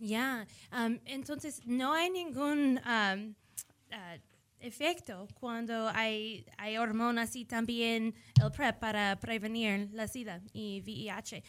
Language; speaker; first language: Spanish; early bilingual, heritage; English